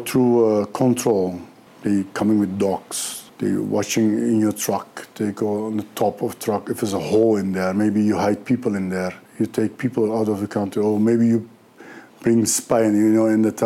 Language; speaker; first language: English; non-native, learner; Turkish